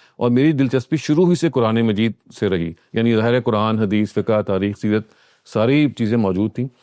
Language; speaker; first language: Urdu; native; Urdu